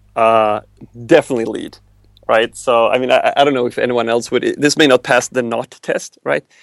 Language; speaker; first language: English; non-native, fluent; Swedish